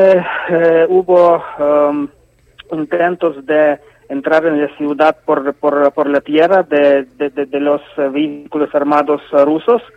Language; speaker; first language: Spanish; non-native, fluent; Ukrainian